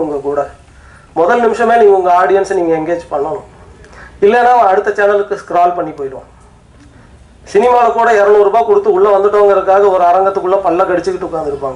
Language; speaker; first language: Tamil; native; Tamil